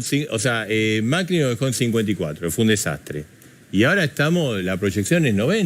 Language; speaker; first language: Spanish; native; Spanish